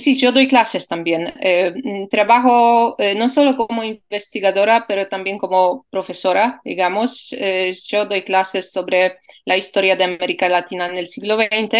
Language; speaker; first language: Spanish; non-native, fluent; Polish